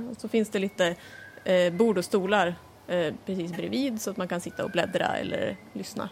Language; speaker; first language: Swedish; native; Swedish